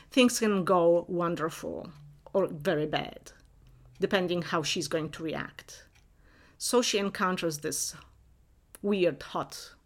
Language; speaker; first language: English; non-native, fluent; Polish